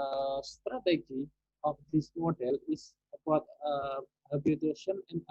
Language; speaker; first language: English; non-native, learner; Indonesian